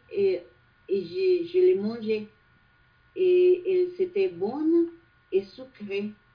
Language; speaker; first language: French; non-native, fluent; Spanish